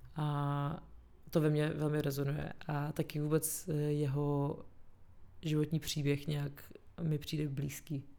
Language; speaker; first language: Czech; early bilingual, other home language; Russian